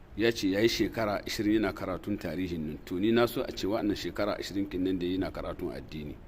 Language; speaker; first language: Hausa; non-native, local second language; Tamasheq